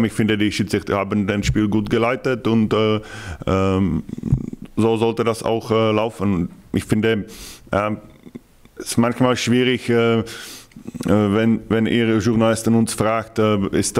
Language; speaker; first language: German; non-native, fluent; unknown